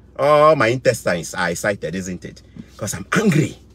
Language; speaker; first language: English; non-native, local second language; Akan